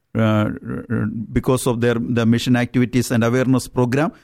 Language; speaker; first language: English; non-native, local second language; Malayalam